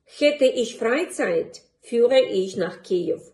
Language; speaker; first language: German; non-native, fluent; Ukrainian